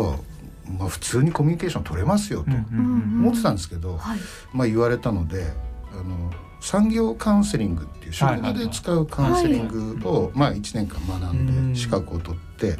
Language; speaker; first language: Japanese; native; Japanese